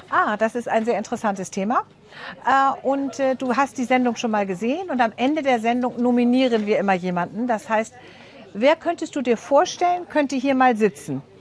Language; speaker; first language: German; native; German